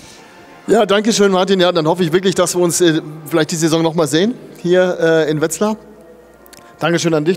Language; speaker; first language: German; native; German